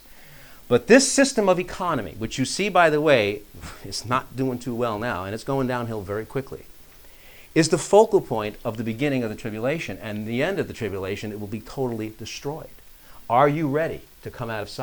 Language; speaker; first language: English; native; English